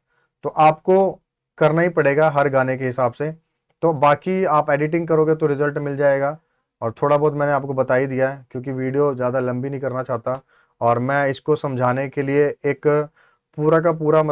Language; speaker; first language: Hindi; native; Hindi